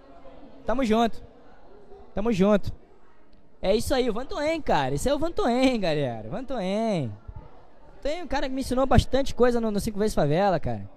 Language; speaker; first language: Portuguese; native; Portuguese